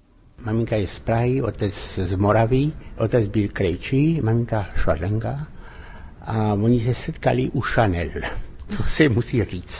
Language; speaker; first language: Czech; early bilingual, heritage; French